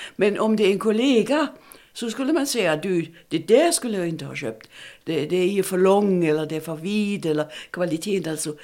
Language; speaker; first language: Swedish; non-native, fluent; German